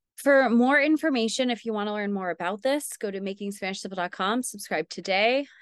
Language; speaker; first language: English; native; English